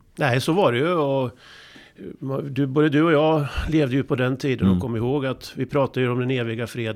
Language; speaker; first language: Swedish; native; Swedish